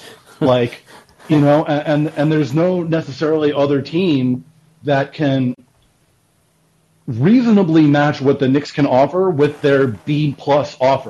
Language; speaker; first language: English; native; English